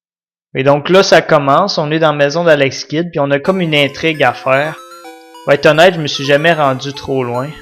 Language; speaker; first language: French; native; French